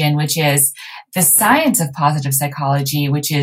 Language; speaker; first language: English; native; English